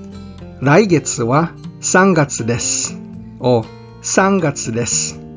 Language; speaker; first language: Japanese; non-native, fluent; Filipino